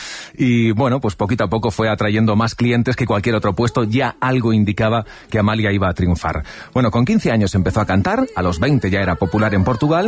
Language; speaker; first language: Spanish; native; Spanish